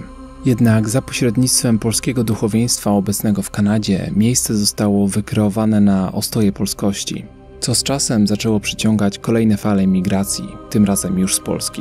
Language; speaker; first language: Polish; native; Polish